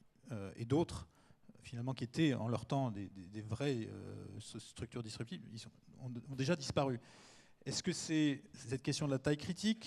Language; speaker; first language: French; native; French